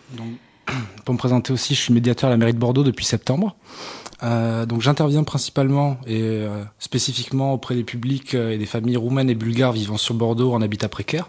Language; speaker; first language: French; native; French